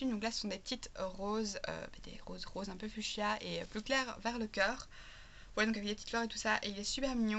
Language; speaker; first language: French; native; French